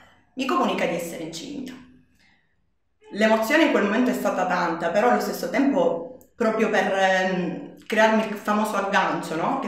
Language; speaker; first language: Italian; native; Italian